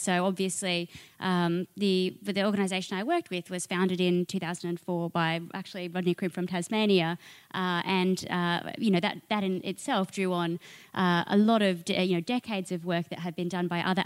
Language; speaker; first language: English; native; English